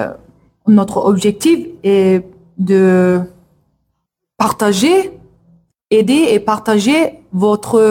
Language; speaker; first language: French; non-native, learner; English